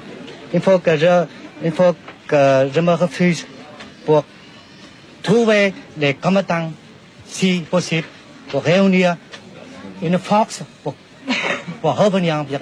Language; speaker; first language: French; non-native, local second language; Vietnamese